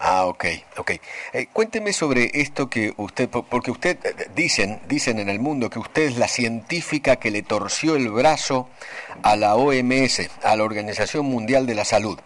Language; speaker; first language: Spanish; native; Spanish